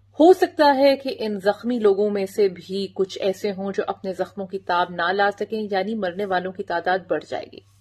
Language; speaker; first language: Urdu; native; Urdu